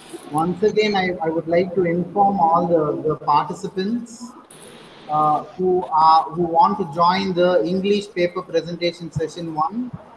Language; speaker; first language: English; non-native, local second language; Tamil